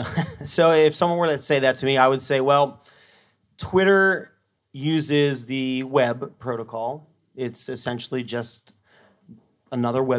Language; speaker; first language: English; native; English